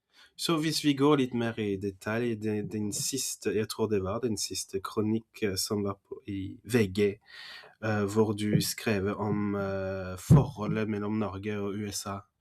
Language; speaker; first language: Norwegian; non-native, fluent; French